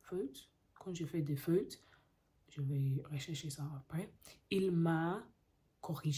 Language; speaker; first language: French; non-native, learner; English